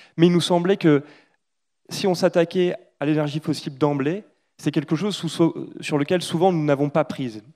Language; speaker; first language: French; native; French